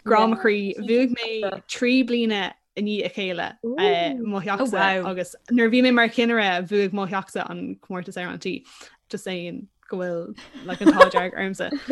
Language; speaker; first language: Irish; non-native, local second language; English